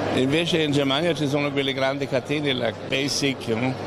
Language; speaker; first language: Italian; non-native, fluent; German